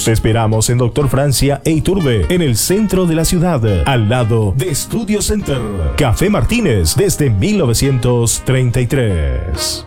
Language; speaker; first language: Spanish; native; Spanish